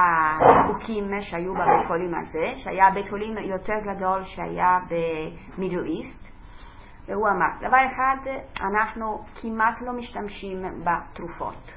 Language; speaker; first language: Hebrew; non-native, fluent; Italian